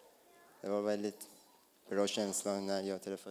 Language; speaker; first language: Swedish; non-native, learner; Persian